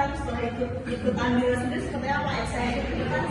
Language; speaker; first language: Indonesian; native; Indonesian